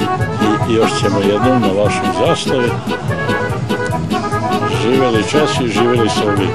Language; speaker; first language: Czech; non-native, learner; Serbian